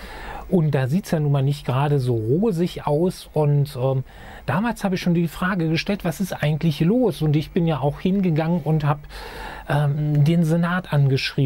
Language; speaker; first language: German; native; German